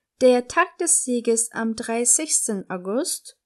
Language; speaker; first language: German; non-native, fluent; Turkish